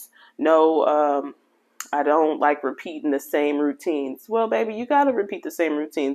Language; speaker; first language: English; native; English